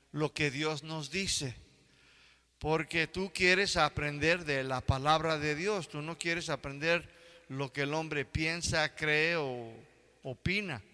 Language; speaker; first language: Spanish; early bilingual, heritage; Spanish